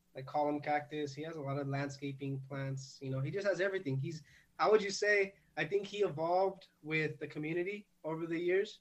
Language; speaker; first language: English; native; English